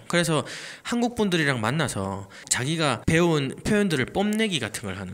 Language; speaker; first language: Korean; native; Korean